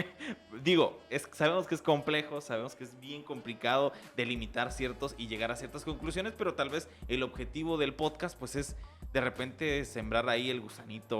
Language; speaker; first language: Spanish; native; Spanish